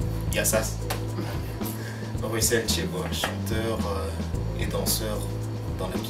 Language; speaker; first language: French; non-native, local second language; Lingala